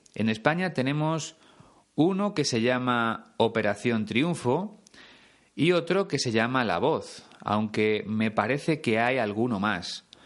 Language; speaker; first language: Spanish; native; Spanish